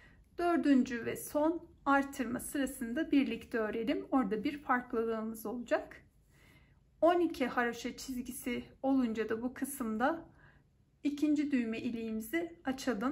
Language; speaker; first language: Turkish; native; Turkish